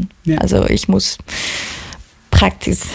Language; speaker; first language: German; early bilingual, heritage; Greek